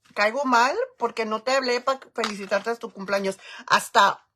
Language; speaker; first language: Spanish; early bilingual, heritage; Spanish